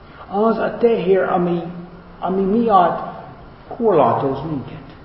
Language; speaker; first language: Hungarian; non-native, fluent; English